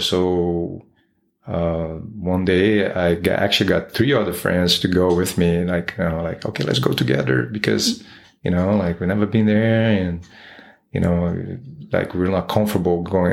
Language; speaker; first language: English; non-native, fluent; Portuguese